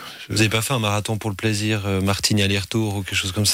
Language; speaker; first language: French; native; French